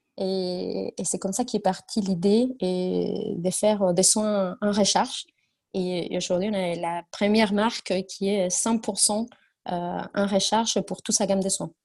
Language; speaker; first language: French; non-native, fluent; Spanish